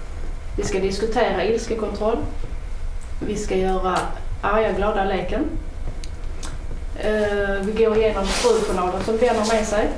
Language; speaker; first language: Swedish; native; Swedish